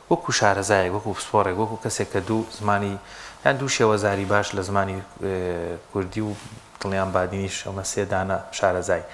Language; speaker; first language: Central Kurdish; non-native, local second language; Gurani